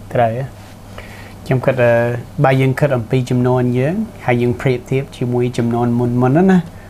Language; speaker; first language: Khmer; early bilingual, heritage; Khmer